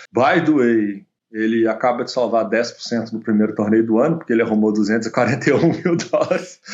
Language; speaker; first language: Portuguese; native; Portuguese